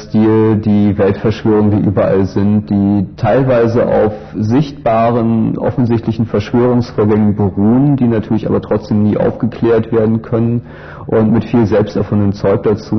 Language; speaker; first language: German; native; German